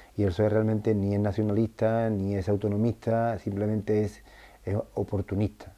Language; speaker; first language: Spanish; native; Spanish